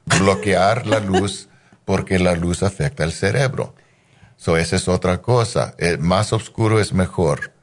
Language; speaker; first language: Spanish; non-native, fluent; English